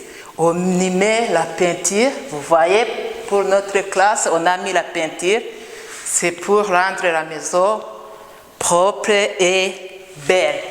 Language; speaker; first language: French; non-native, local second language; Kinyarwanda